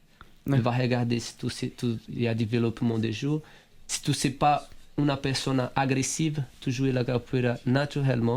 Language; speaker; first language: French; non-native, fluent; Portuguese